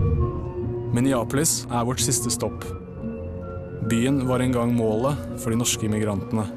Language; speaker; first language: Norwegian; native; Norwegian